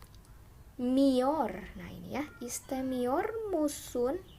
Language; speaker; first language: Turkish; non-native, fluent; Indonesian